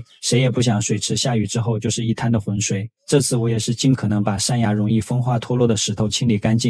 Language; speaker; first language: Chinese; native; Chinese